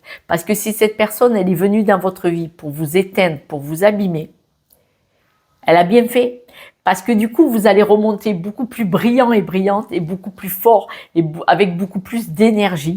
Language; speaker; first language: French; native; French